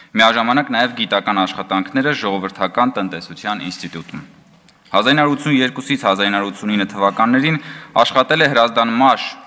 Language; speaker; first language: Armenian; native; Armenian